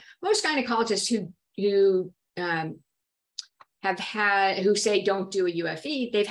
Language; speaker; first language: English; native; English